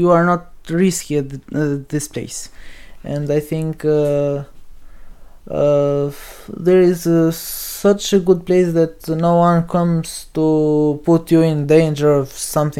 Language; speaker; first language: English; non-native, learner; Albanian